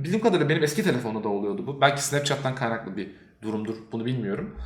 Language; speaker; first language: Turkish; native; Turkish